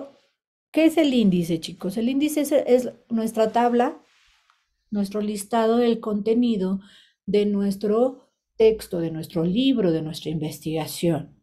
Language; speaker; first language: Spanish; native; Spanish